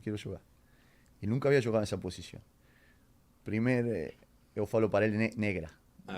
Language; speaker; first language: Portuguese; non-native, learner; Spanish